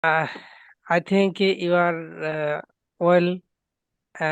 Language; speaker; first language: English; non-native, learner; Bangla